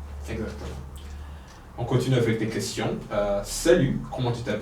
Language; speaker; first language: French; non-native, fluent; Polish